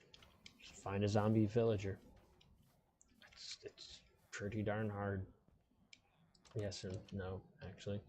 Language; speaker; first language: English; native; English